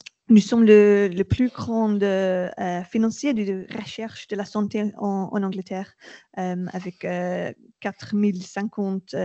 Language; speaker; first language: French; non-native, learner; English